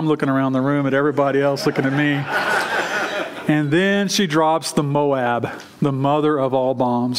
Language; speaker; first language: English; native; English